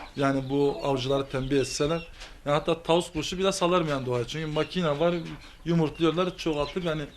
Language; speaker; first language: Turkish; native; Turkish